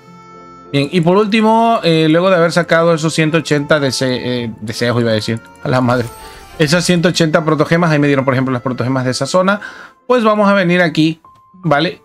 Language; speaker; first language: Spanish; native; Spanish